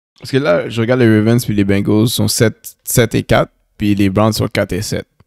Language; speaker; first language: French; native; French